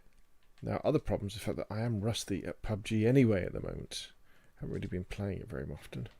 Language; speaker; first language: English; native; English